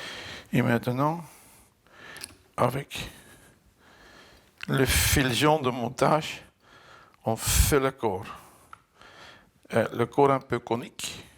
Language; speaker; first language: French; non-native, fluent; Dutch